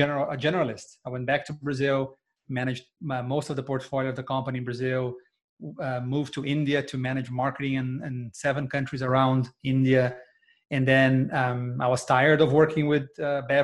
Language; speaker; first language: English; non-native, fluent; Portuguese